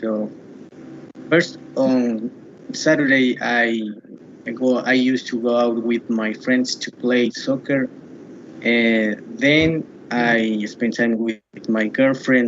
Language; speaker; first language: English; non-native, learner; Spanish